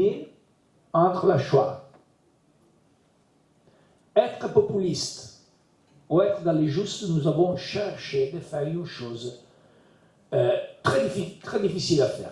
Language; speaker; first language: French; non-native, learner; Italian